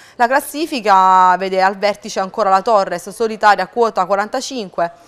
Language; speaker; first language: Italian; native; Italian